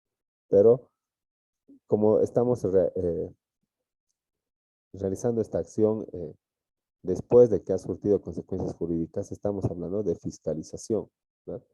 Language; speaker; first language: Spanish; native; Spanish